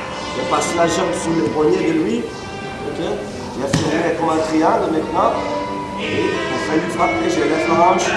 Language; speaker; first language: French; non-native, learner; Portuguese